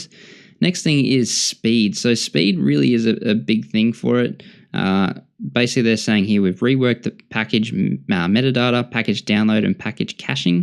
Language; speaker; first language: English; native; English